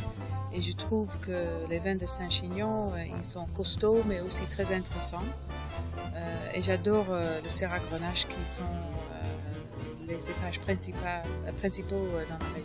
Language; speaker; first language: French; non-native, fluent; English